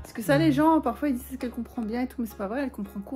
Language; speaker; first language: French; native; French